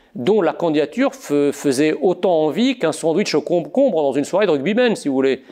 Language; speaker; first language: French; native; French